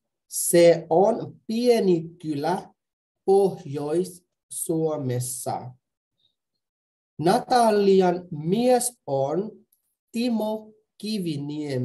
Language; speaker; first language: Finnish; non-native, fluent; Burmese